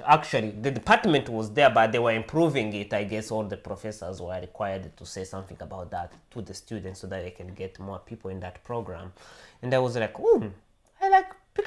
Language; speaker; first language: English; non-native, local second language; Kinyarwanda